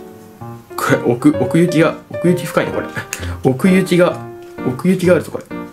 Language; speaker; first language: Japanese; native; Japanese